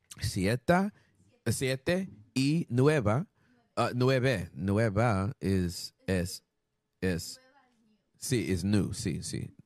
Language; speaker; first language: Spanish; non-native, learner; English